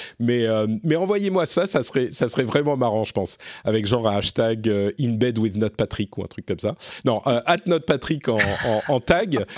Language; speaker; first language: French; native; French